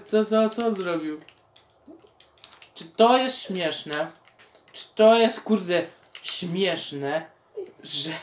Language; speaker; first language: Polish; native; Polish